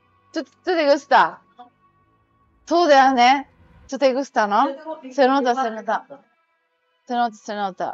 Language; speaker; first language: Spanish; non-native, learner; Japanese